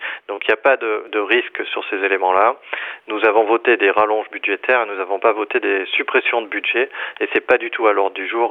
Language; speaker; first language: French; native; French